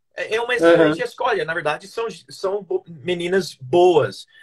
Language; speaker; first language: Portuguese; non-native, fluent; English